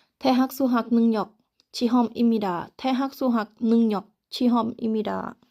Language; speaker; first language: Korean; non-native, learner; Thai